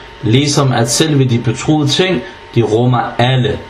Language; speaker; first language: Danish; early bilingual, other home language; Arabic